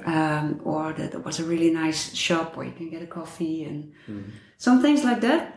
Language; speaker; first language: English; non-native, fluent; Dutch